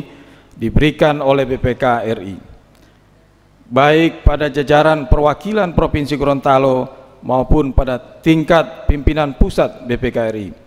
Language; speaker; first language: Indonesian; native; Indonesian